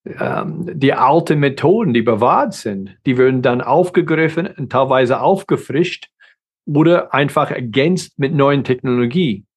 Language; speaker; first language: German; non-native, fluent; English